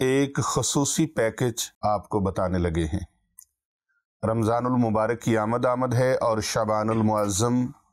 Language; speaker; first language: Urdu; non-native, local second language; Punjabi